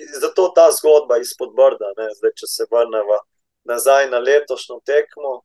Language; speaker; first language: Slovenian; native; Slovenian